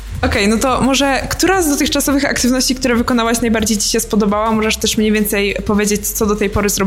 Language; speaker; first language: Polish; native; Polish